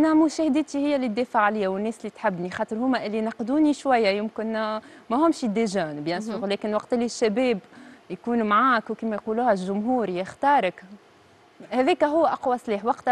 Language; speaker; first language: Arabic; native; Arabic